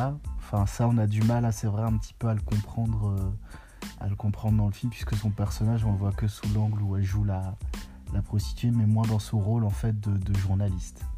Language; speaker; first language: French; native; French